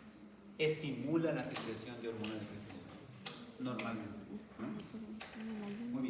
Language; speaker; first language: Spanish; native; Spanish